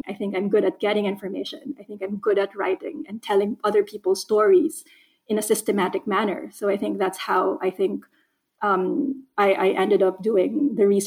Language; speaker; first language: English; non-native, local second language; Filipino